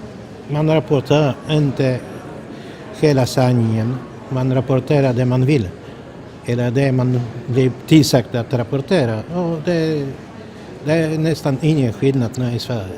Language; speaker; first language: Swedish; non-native, fluent; Polish